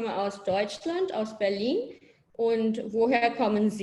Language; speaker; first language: German; non-native, fluent; Bangla